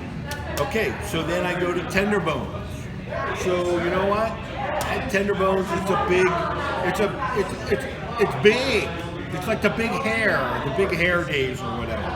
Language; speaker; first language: English; native; English